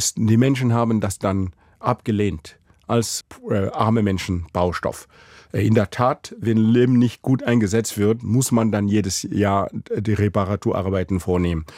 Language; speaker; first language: German; non-native, fluent; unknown